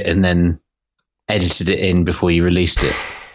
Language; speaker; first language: English; native; English